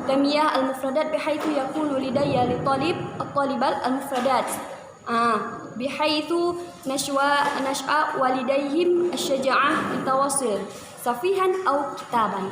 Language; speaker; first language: Arabic; non-native, learner; Indonesian